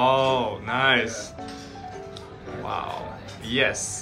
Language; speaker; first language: English; non-native, learner; Japanese